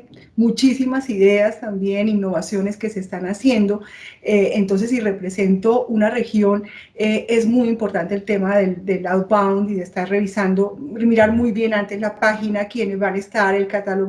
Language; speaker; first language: Spanish; native; Spanish